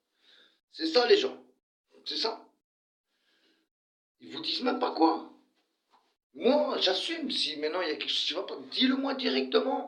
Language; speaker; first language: French; early bilingual, other home language; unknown